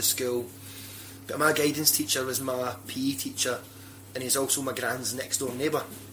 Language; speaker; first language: English; native; English